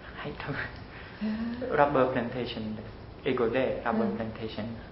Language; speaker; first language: Japanese; non-native, learner; Khmer